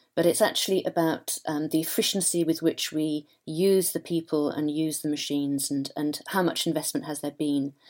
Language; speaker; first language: English; native; English